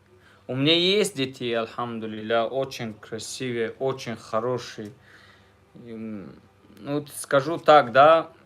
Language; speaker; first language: Russian; non-native, learner; Tajik